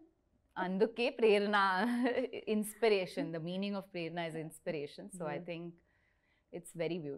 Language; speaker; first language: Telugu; non-native, learner; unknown